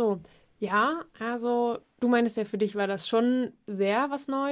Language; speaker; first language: German; native; German